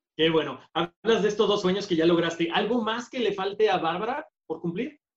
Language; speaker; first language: Spanish; native; Spanish